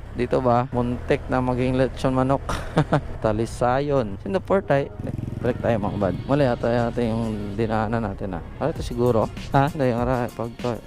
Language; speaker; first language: Filipino; non-native, local second language; Aklanon